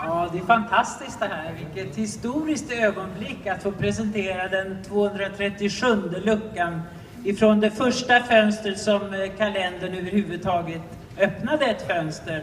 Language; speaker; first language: Swedish; native; Swedish